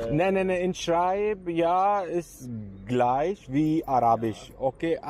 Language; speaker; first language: German; non-native, learner; Urdu